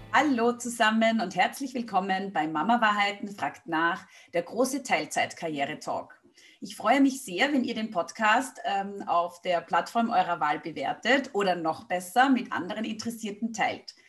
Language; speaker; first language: German; native; German